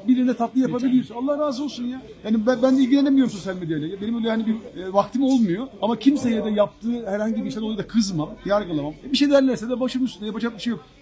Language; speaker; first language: Turkish; native; Turkish